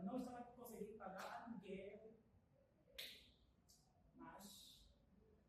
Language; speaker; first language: Portuguese; non-native, learner; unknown